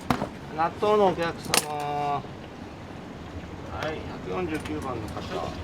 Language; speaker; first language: Japanese; native; Japanese